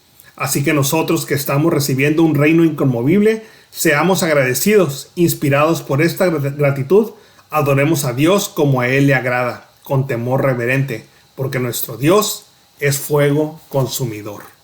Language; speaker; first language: Spanish; native; Spanish